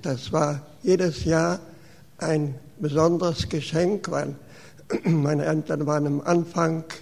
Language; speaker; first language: German; early bilingual, heritage; German